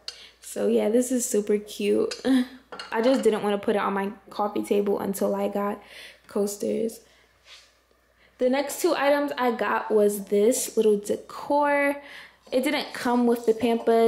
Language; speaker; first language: English; native; English